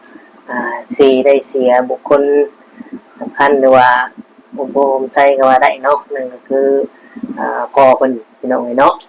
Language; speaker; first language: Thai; non-native, local second language; Lao